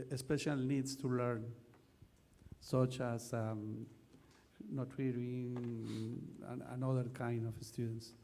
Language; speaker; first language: English; non-native, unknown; Spanish